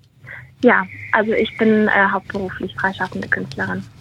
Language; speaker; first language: German; native; German